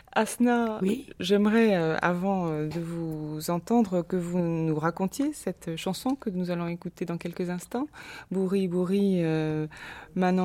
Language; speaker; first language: French; native; French